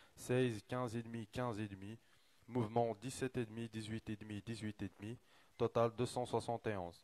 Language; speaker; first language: French; non-native, local second language; Arabic